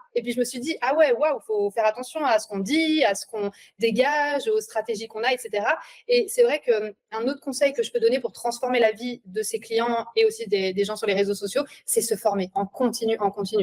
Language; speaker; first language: French; native; French